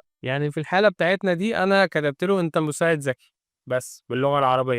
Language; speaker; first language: Arabic; native; Arabic